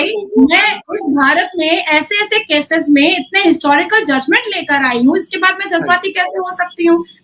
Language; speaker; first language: Hindi; native; Hindi